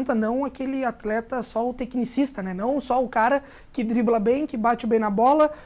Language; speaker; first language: Portuguese; native; Portuguese